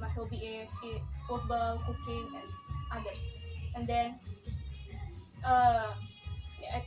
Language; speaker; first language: English; non-native, learner; Indonesian